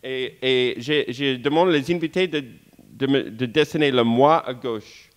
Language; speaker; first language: French; non-native, fluent; English